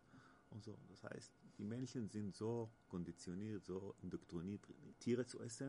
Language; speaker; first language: German; non-native, learner; Hebrew